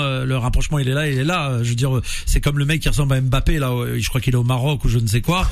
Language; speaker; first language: French; native; French